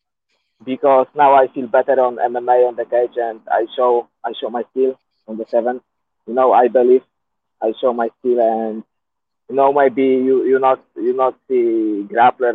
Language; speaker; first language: English; non-native, learner; Polish